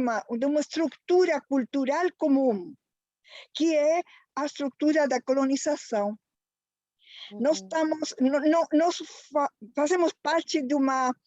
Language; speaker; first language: Portuguese; non-native, fluent; Spanish